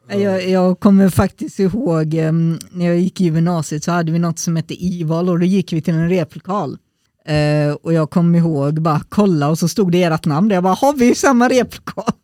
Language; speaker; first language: Swedish; native; Swedish